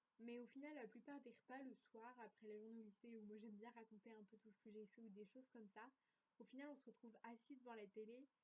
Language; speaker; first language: French; native; French